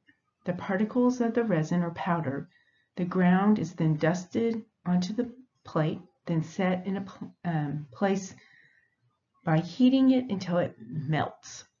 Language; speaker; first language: English; native; English